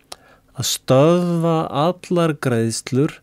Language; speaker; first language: Icelandic; native; Icelandic